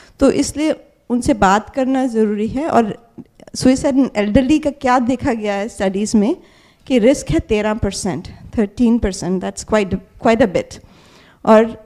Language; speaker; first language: Hindi; native; Hindi